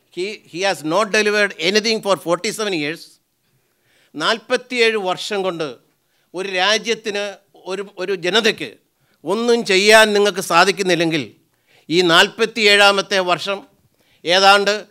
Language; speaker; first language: Malayalam; native; Malayalam